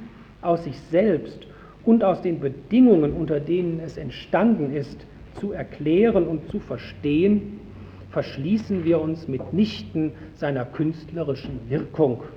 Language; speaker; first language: German; native; German